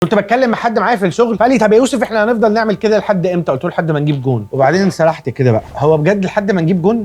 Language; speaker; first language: Arabic; native; Arabic